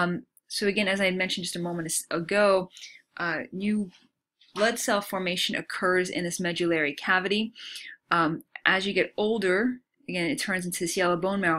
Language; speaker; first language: English; native; English